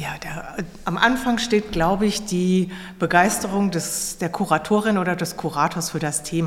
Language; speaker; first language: German; native; German